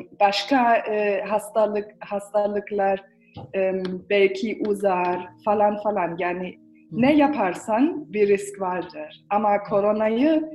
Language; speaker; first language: Turkish; early bilingual, heritage; Turkish